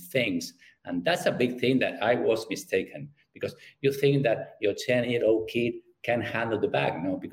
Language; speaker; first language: English; non-native, fluent; Spanish